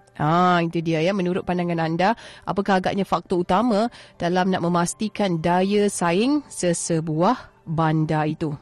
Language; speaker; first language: Malay; native; Malay